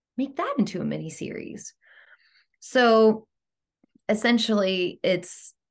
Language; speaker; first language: English; non-native, fluent; Greek